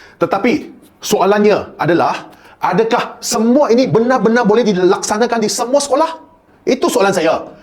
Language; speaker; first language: Malay; non-native, local second language; Chinese